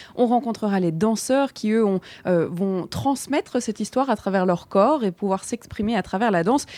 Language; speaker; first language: French; native; French